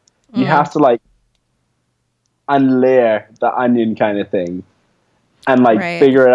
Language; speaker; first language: English; native; English